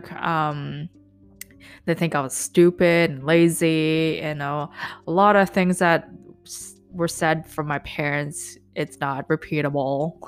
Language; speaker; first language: English; native; English